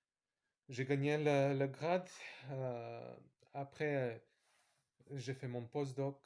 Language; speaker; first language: French; non-native, fluent; Serbian